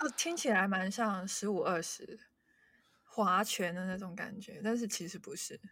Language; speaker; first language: Chinese; non-native, local second language; Cantonese